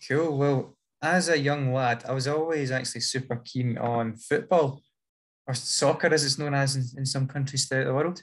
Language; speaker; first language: English; native; English